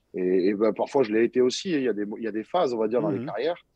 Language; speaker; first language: French; native; French